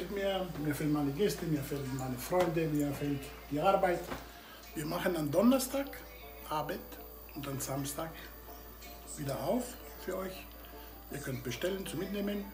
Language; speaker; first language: German; non-native, fluent; Italian